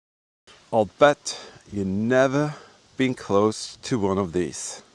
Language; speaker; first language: English; non-native, fluent; Norwegian